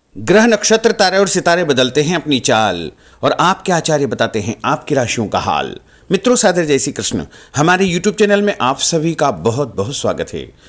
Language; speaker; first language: Hindi; native; Hindi